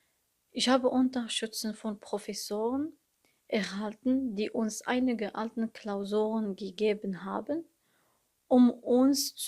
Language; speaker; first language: German; non-native, learner; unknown